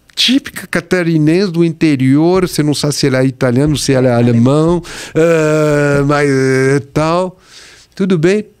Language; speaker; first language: Portuguese; non-native, fluent; French